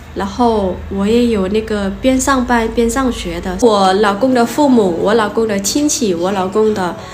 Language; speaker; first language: Chinese; non-native, fluent; Lao